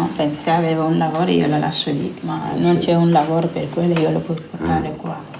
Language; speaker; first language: Italian; non-native, learner; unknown